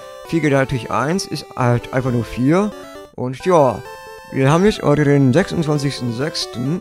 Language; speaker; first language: German; native; German